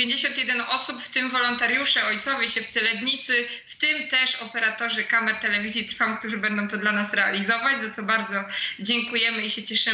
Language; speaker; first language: Polish; native; Polish